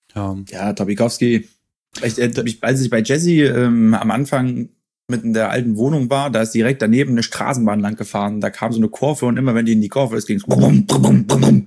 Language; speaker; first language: German; native; German